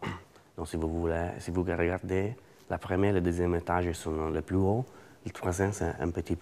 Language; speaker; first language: French; non-native, learner; Italian